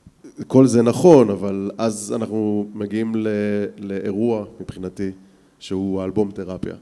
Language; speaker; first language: Hebrew; native; Hebrew